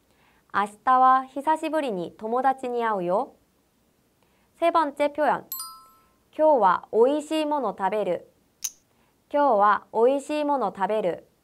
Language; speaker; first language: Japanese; non-native, fluent; Korean